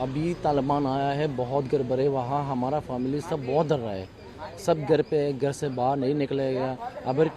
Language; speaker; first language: Hindi; non-native, learner; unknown